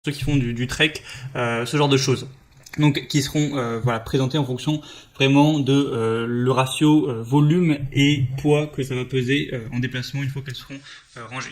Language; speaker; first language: French; native; French